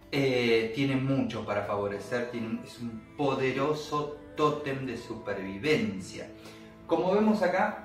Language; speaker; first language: Spanish; native; Spanish